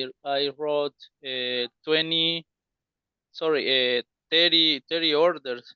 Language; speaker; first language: English; non-native, learner; Spanish